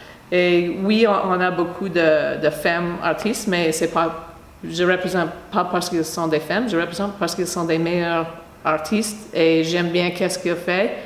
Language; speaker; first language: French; non-native, fluent; English